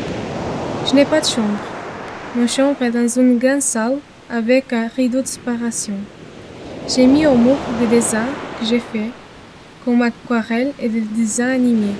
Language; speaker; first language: French; non-native, learner; Portuguese